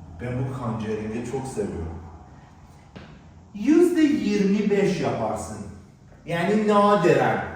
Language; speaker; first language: Turkish; non-native, learner; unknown